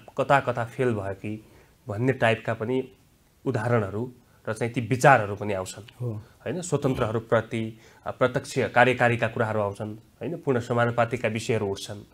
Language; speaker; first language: Nepali; native; Nepali